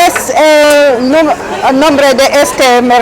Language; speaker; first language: Spanish; non-native, learner; English